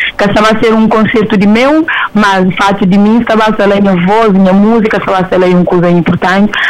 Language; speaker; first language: Portuguese; non-native, local second language; Kabuverdianu